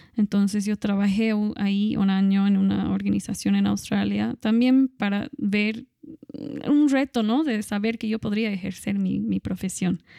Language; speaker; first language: Spanish; non-native, fluent; English